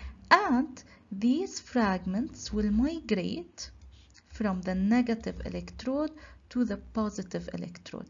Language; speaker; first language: English; non-native, local second language; Arabic